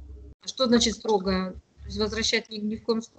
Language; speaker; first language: Russian; native; Russian